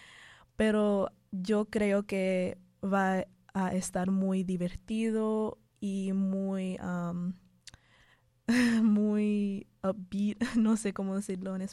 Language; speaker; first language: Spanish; non-native, learner; English